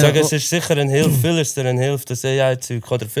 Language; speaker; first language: German; native; German